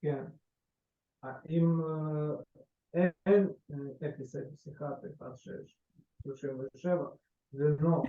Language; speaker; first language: Hebrew; non-native, learner; Russian